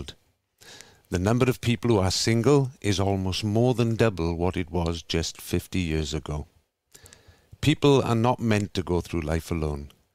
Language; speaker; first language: English; native; English